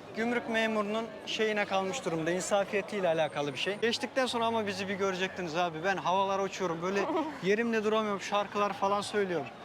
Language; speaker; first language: Turkish; native; Turkish